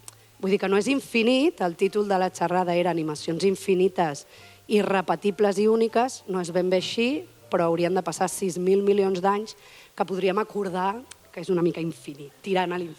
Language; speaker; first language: Catalan; native; Catalan